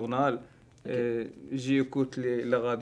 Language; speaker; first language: French; non-native, learner; Arabic